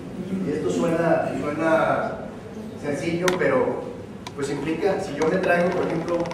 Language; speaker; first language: Spanish; native; Spanish